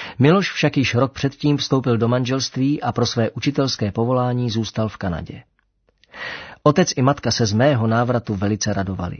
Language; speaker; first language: Czech; native; Czech